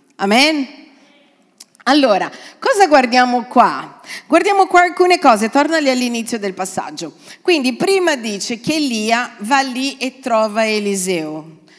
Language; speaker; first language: Italian; non-native, fluent; Portuguese